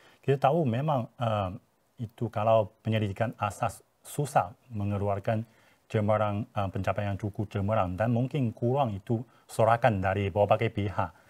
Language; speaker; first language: Malay; non-native, fluent; Chinese